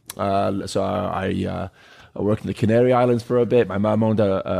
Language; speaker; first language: English; native; English